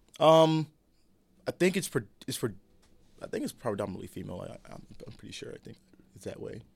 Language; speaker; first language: English; early bilingual, other home language; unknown